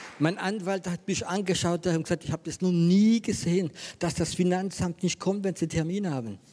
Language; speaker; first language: German; non-native, fluent; French